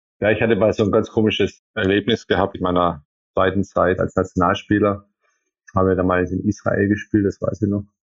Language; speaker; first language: German; early bilingual, other home language; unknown